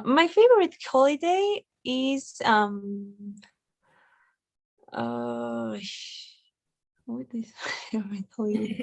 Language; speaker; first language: English; non-native, learner; Spanish